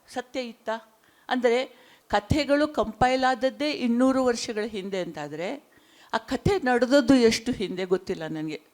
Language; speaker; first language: Kannada; non-native, local second language; Konkani